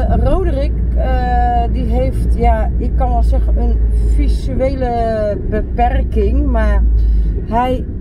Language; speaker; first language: Dutch; native; Dutch